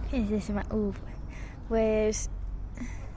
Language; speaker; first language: Spanish; non-native, fluent; English